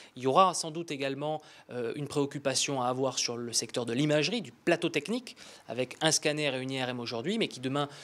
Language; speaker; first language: French; native; French